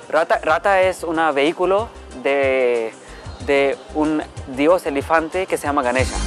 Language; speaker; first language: Spanish; non-native, learner; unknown